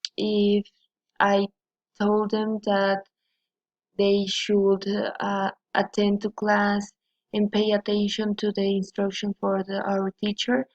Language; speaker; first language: English; non-native, learner; Spanish